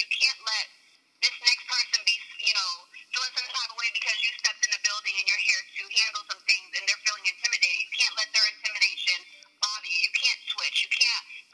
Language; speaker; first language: English; native; English